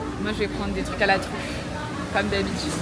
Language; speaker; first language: French; native; French